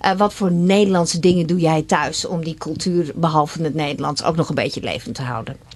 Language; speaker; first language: Dutch; native; Dutch